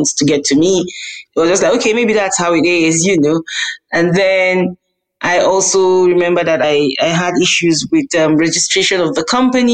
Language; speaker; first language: English; non-native, local second language; Hausa